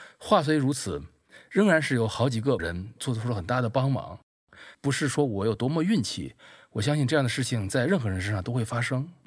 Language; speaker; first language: Chinese; native; Chinese